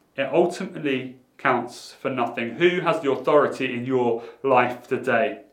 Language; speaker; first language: English; native; English